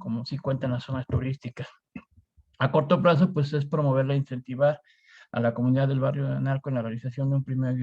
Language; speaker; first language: Spanish; native; Spanish